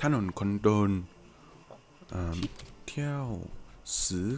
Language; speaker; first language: Thai; non-native, learner; English